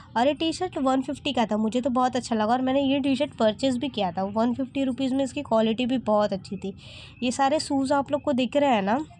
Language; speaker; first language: Hindi; native; Hindi